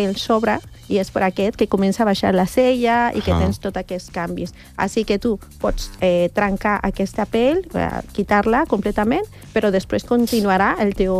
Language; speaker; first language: Catalan; non-native, learner; Spanish